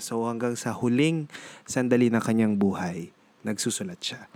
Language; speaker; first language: Filipino; native; Filipino